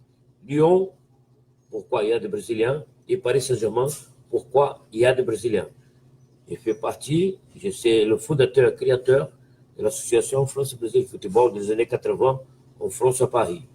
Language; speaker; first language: French; non-native, fluent; Portuguese